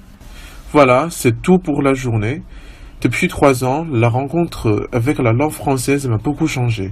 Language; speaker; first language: French; non-native, fluent; Chinese